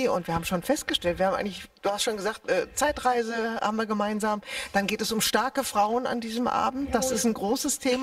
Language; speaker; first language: German; native; German